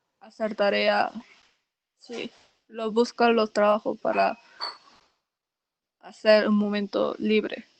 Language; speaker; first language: Spanish; non-native, learner; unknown